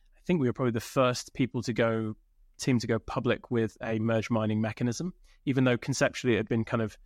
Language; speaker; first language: English; native; English